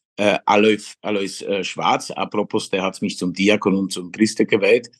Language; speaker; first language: German; non-native, fluent; Polish